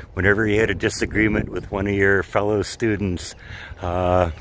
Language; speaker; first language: English; native; English